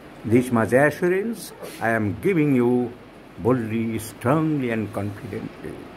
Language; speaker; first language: English; non-native, local second language; Bangla